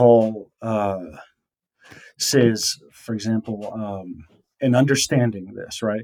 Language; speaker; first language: English; native; English